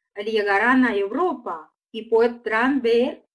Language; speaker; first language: Spanish; non-native, fluent; Uzbek